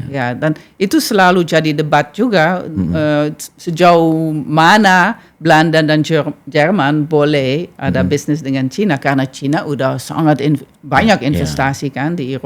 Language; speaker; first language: Indonesian; non-native, fluent; Dutch